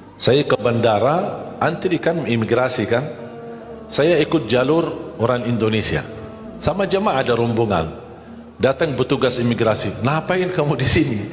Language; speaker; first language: Malay; non-native, fluent; Arabic